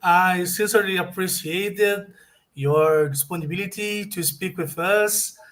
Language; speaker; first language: English; non-native, learner; Portuguese